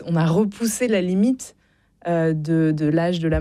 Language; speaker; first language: French; native; French